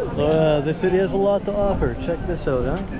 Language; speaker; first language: English; native; English